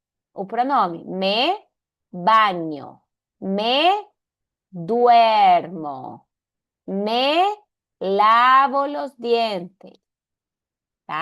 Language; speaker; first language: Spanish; non-native, fluent; Portuguese